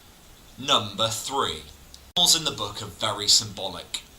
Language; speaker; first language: English; native; English